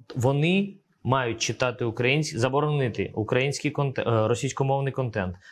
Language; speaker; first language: Ukrainian; early bilingual, other home language; Russian